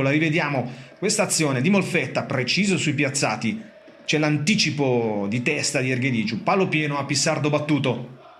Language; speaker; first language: Italian; native; Italian